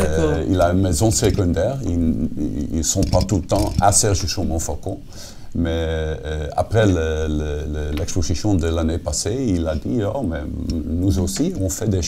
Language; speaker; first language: French; non-native, fluent; Dutch